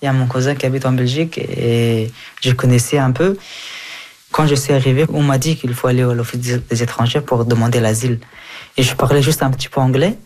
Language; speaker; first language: French; early bilingual, other home language; Persian